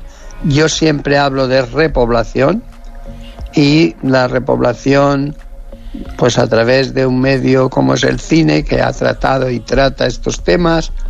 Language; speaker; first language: Spanish; native; Spanish